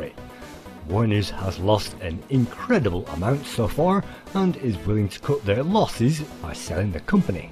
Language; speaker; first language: English; native; English